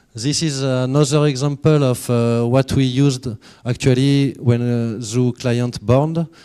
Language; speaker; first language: English; non-native, fluent; French